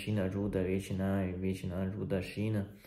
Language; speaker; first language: Portuguese; non-native, fluent; Chinese